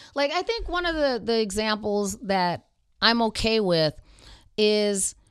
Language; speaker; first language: English; native; English